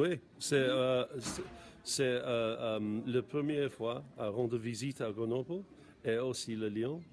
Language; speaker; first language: French; non-native, learner; English